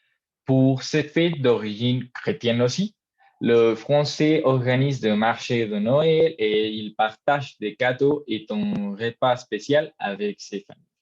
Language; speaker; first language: French; non-native, learner; Spanish